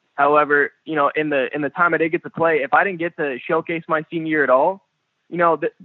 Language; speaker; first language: English; native; English